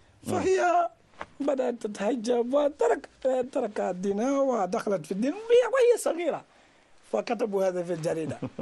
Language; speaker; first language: Arabic; non-native, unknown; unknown